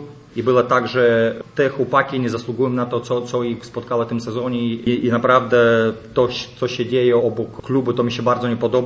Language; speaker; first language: Polish; non-native, fluent; Lithuanian